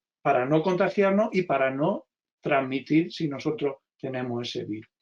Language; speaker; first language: Spanish; native; Spanish